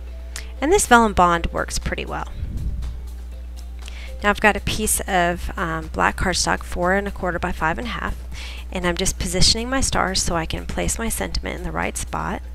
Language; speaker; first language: English; native; English